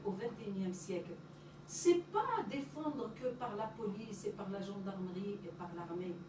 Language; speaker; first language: French; non-native, local second language; Arabic